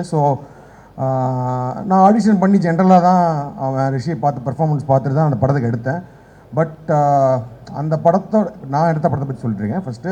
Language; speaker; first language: Tamil; native; Tamil